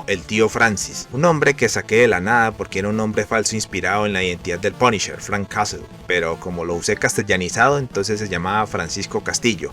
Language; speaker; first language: Spanish; native; Spanish